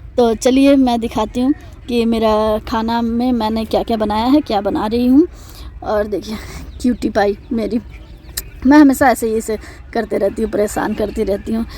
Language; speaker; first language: Hindi; non-native, local second language; Bangla